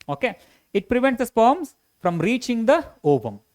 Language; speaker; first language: English; non-native, local second language; Kannada